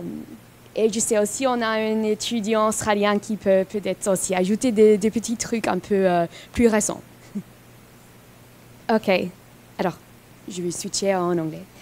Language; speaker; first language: French; non-native, fluent; English